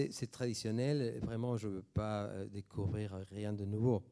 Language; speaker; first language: French; non-native, fluent; Spanish